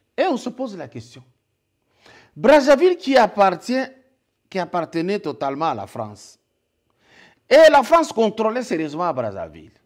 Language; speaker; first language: French; non-native, local second language; Lingala